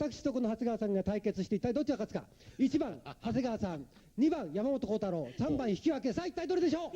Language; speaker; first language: Japanese; native; Japanese